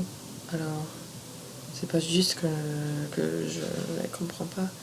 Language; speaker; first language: French; non-native, fluent; English